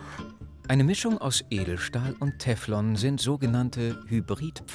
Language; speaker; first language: German; native; German